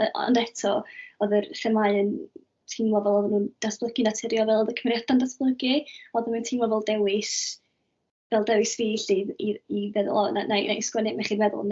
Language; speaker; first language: Welsh; native; Welsh